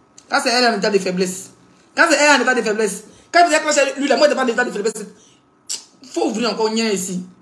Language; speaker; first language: French; non-native, local second language; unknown